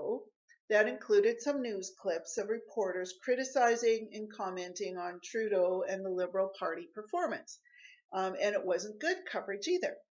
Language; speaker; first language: English; native; English